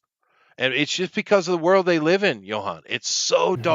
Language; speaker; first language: English; native; English